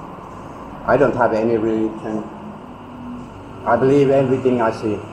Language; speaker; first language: English; non-native, learner; Finnish